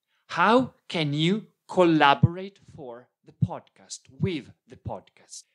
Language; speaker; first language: English; non-native, fluent; Italian